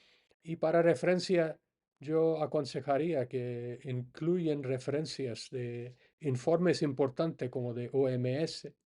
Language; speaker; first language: Spanish; non-native, fluent; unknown